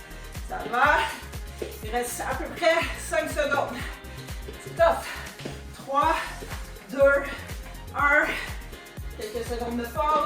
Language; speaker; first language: French; native; French